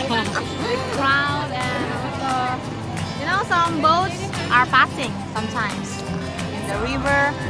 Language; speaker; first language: English; non-native, local second language; Indonesian